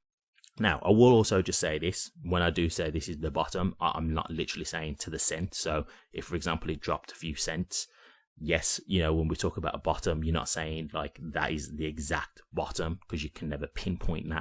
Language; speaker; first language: English; native; English